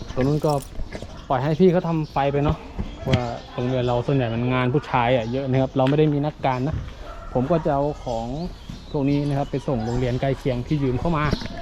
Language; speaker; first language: Thai; native; Thai